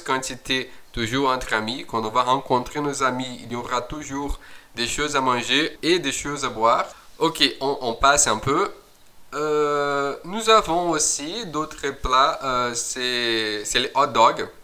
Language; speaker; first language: French; non-native, fluent; Portuguese